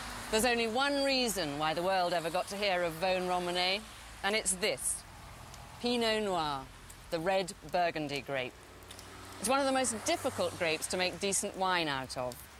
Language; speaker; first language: English; native; English